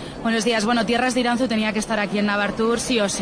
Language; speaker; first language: Spanish; native; Spanish